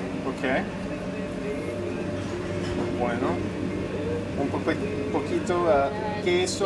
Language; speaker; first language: Spanish; non-native, learner; English